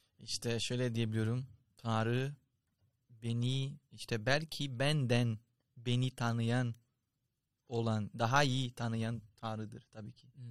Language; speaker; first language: Turkish; non-native, fluent; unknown